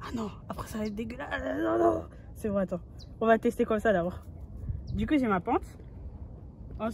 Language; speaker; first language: French; native; French